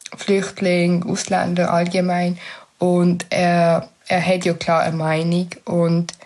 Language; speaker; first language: German; early bilingual, other home language; Tigrinya